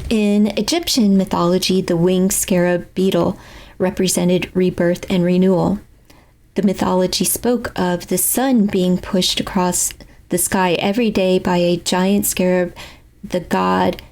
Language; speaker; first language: English; native; English